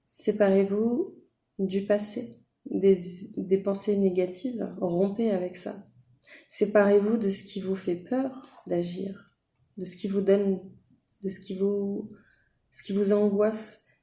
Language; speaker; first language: French; native; French